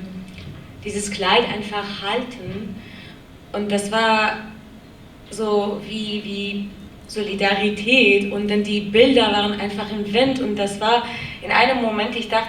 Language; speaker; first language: German; non-native, learner; Kurdish